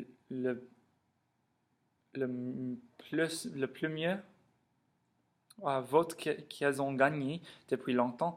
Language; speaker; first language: French; non-native, learner; English